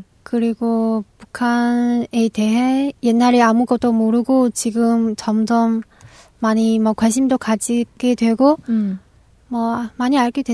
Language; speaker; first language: Korean; non-native, local second language; Chinese